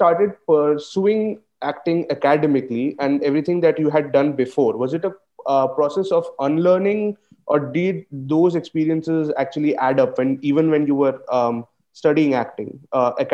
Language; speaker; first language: English; non-native, local second language; Bangla